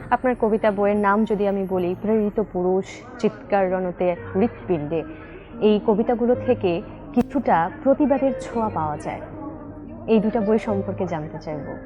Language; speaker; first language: Bangla; native; Bangla